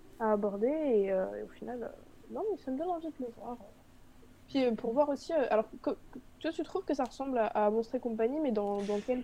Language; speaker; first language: French; native; French